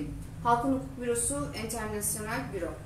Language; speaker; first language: Turkish; native; Turkish